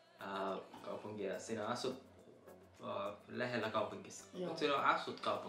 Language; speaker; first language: Finnish; non-native, learner; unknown